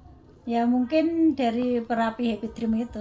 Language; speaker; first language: Indonesian; non-native, local second language; Javanese